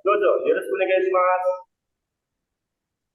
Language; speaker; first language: Japanese; non-native, learner; Indonesian